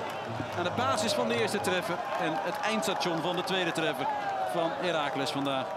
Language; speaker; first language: Dutch; native; Dutch